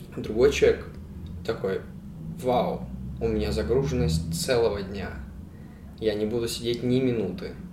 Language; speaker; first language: Russian; native; Russian